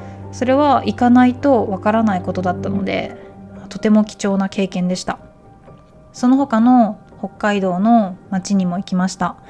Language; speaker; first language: Japanese; native; Japanese